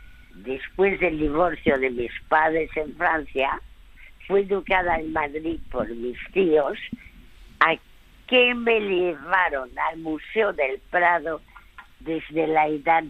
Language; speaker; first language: Spanish; early bilingual, other home language; French